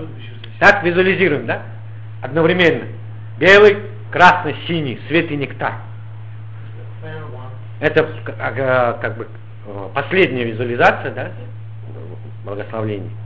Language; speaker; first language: Russian; native; Russian